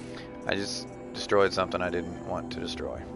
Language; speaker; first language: English; native; English